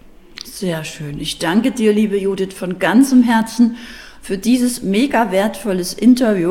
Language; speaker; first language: German; native; German